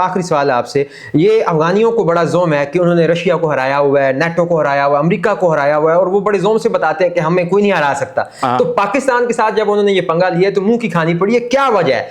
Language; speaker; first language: Urdu; native; Urdu